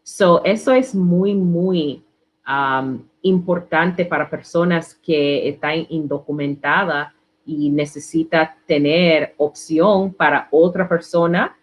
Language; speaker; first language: Spanish; non-native, learner; English